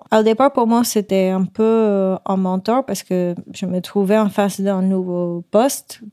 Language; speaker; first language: French; non-native, fluent; Spanish